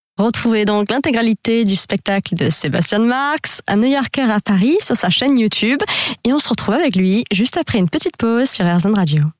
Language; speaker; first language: French; native; French